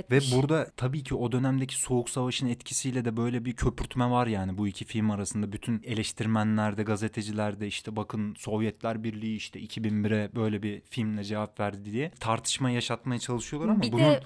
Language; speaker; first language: Turkish; native; Turkish